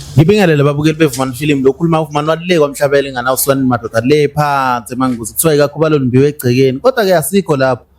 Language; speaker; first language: Zulu; native; Zulu